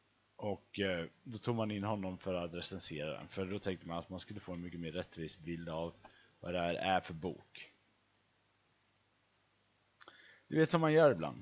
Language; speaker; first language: Swedish; native; Swedish